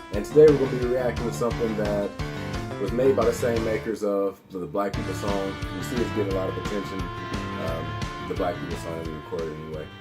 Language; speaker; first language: English; native; English